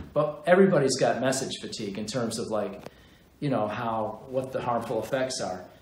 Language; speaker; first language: English; native; English